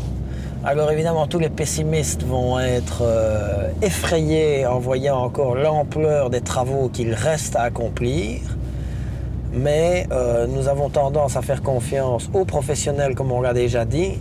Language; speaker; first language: French; native; French